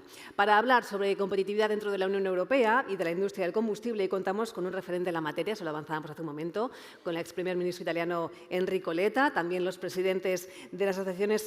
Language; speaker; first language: Spanish; native; Spanish